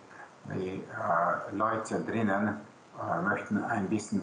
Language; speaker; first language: German; non-native, local second language; Hungarian